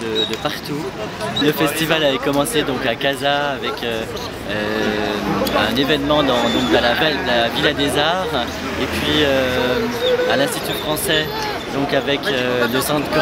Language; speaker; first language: French; native; French